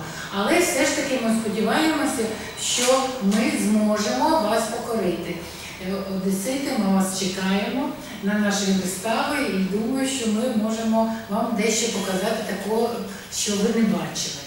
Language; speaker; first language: Ukrainian; non-native, local second language; Russian